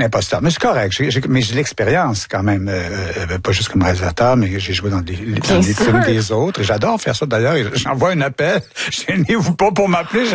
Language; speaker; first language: French; native; French